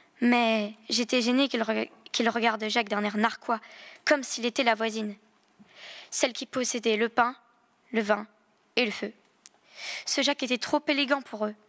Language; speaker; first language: French; native; French